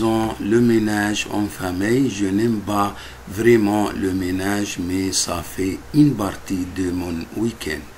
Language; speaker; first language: French; non-native, fluent; Arabic